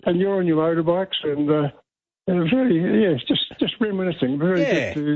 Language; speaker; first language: English; native; English